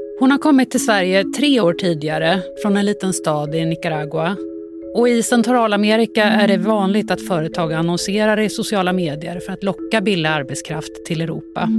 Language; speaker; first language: Swedish; native; Swedish